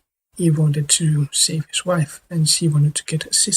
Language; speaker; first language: English; non-native, fluent; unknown